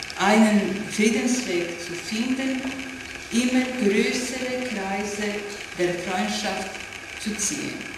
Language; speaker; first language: German; non-native, learner; Serbian